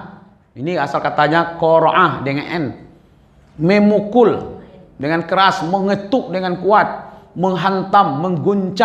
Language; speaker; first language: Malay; non-native, local second language; Minangkabau